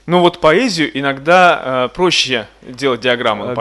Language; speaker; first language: Russian; native; Russian